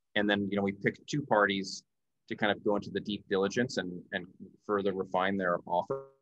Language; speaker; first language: English; native; English